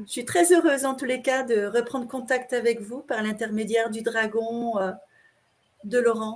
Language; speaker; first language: French; native; French